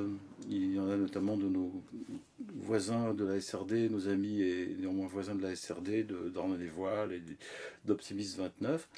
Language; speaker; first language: French; native; French